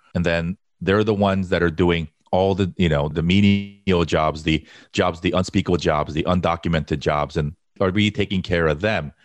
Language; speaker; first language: English; early bilingual, other home language; Korean